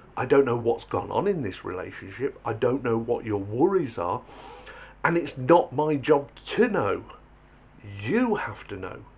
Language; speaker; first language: English; native; English